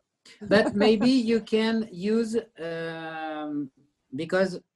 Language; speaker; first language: English; non-native, learner; French